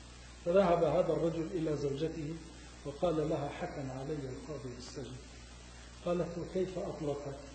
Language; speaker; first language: Arabic; native; Arabic